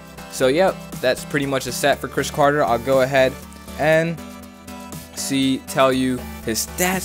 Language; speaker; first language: English; native; English